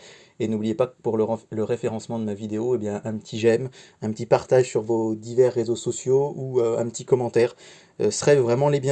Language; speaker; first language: French; native; French